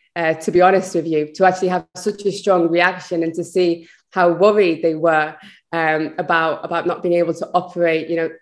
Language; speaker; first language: English; native; English